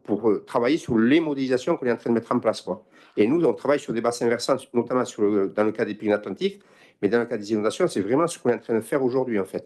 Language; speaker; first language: French; native; French